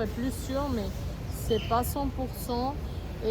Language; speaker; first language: French; non-native, fluent; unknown